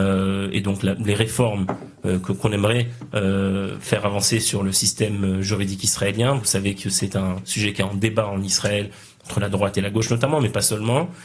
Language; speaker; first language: French; native; French